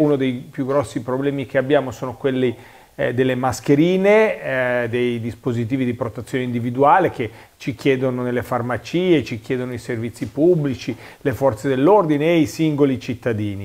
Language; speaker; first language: Italian; native; Italian